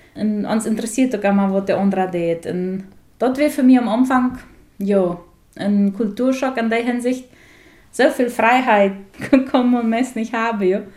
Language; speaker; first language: German; non-native, fluent; Plautdietsch